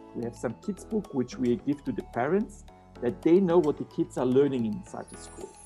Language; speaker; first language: English; non-native, fluent; German